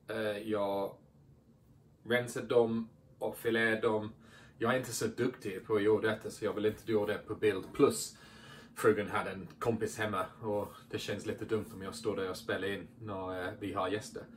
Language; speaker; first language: Swedish; non-native, fluent; English